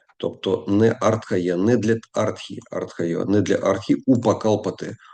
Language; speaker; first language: Ukrainian; non-native, local second language; Russian